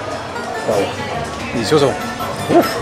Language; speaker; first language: Spanish; non-native, fluent; French